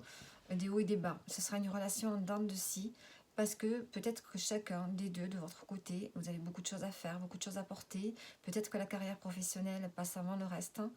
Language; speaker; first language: French; native; French